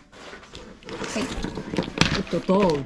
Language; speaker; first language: Japanese; native; Japanese